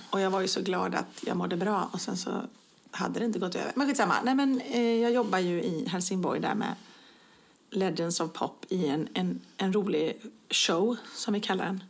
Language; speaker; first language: Swedish; native; Swedish